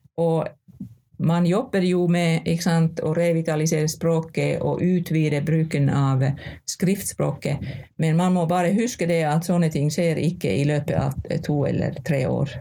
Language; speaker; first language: Norwegian; non-native, fluent; Finnish